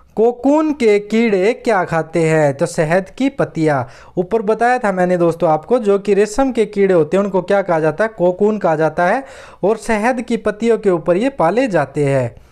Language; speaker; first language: Hindi; native; Hindi